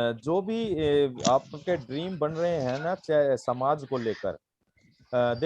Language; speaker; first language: Hindi; native; Hindi